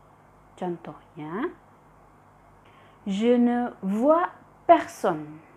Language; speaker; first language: French; non-native, fluent; Indonesian